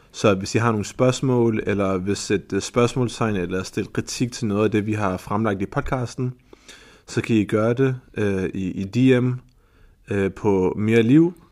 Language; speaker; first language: Danish; early bilingual, other home language; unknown